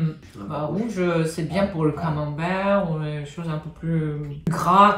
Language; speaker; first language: French; non-native, fluent; Japanese